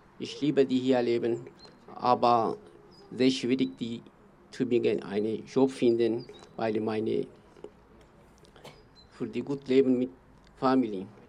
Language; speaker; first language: German; non-native, learner; Kurdish